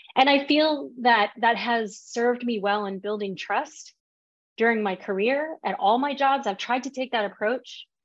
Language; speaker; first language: English; native; English